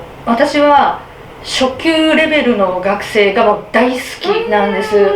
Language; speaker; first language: Japanese; native; Japanese